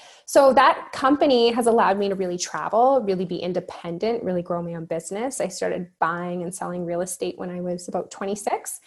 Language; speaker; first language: English; native; English